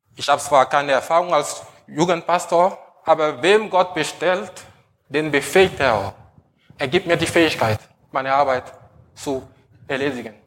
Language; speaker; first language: German; non-native, fluent; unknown